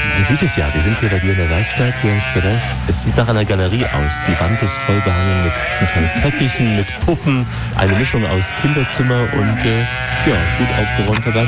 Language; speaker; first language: German; native; German